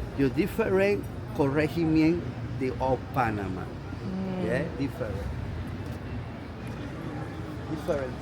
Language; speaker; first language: English; non-native, learner; Spanish